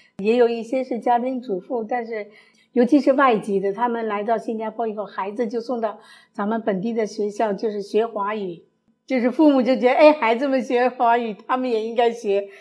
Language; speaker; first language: Chinese; early bilingual, other home language; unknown